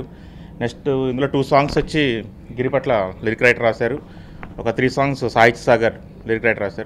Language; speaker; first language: Telugu; native; Telugu